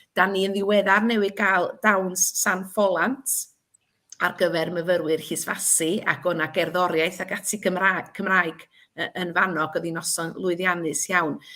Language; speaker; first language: Welsh; native; Welsh